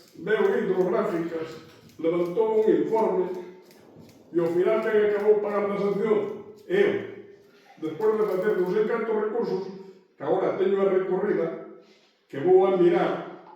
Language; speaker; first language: Galician; native; Galician